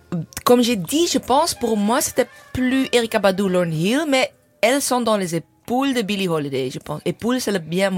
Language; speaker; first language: French; non-native, learner; English